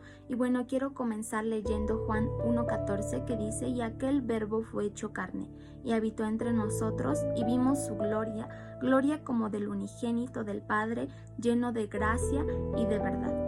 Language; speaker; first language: Spanish; native; Spanish